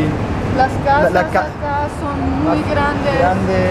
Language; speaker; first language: Spanish; non-native, learner; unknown